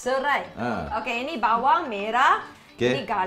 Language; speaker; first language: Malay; non-native, local second language; Cantonese